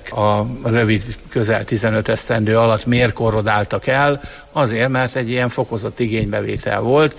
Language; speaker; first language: Hungarian; native; Hungarian